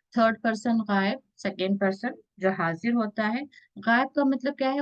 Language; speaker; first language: Hindi; native; Hindi